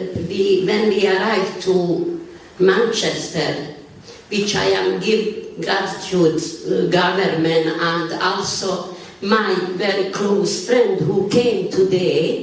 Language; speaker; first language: English; non-native, learner; Bosnian